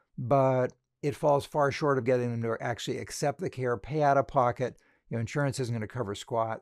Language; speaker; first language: English; native; English